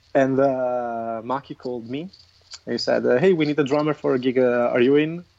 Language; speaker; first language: English; non-native, fluent; Italian